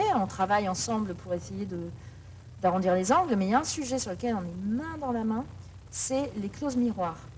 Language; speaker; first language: French; native; French